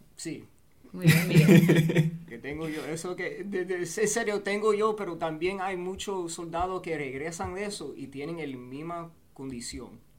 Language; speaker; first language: Spanish; early bilingual, heritage; Spanish